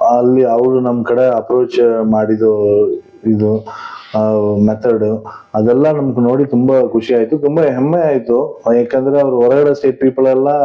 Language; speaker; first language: Kannada; non-native, local second language; Tamil